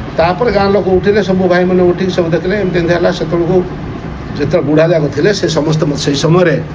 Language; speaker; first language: Odia; non-native, local second language; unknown